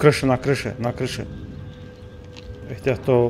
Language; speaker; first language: Russian; non-native, fluent; Azerbaijani